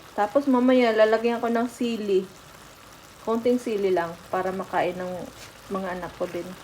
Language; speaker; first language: Filipino; non-native, local second language; Bikol